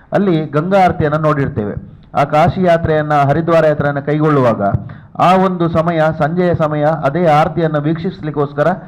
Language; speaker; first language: Kannada; non-native, local second language; Konkani